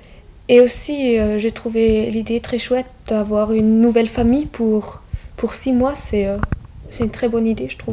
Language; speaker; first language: French; non-native, fluent; German